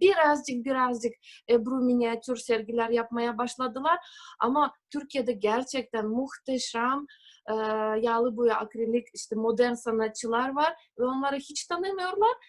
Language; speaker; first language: Turkish; non-native, fluent; Russian